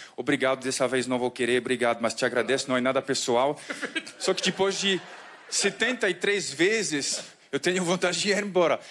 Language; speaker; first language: Portuguese; non-native, fluent; French